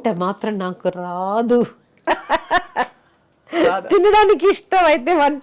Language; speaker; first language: Telugu; non-native, local second language; Malayalam